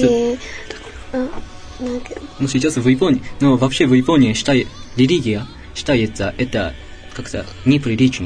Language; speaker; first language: Russian; non-native, learner; Japanese